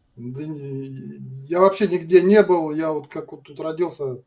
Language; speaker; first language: Russian; native; Russian